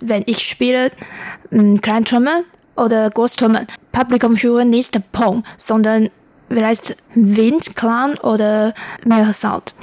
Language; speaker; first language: German; non-native, learner; Chinese